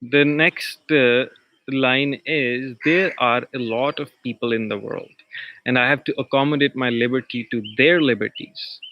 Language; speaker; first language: English; non-native, local second language; Punjabi